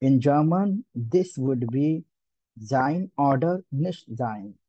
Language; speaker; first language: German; non-native, learner; Hindi